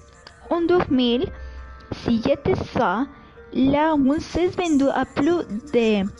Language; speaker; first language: French; non-native, learner; Spanish